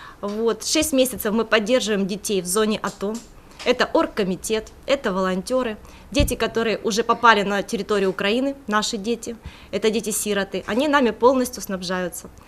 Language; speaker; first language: Russian; native; Russian